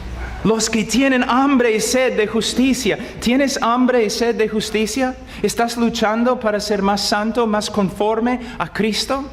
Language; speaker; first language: Spanish; non-native, fluent; English